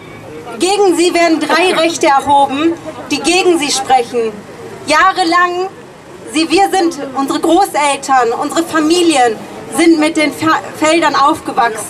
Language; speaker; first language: German; early bilingual, other home language; Punjabi